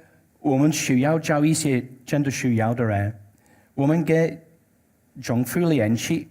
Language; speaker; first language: Chinese; non-native, learner; English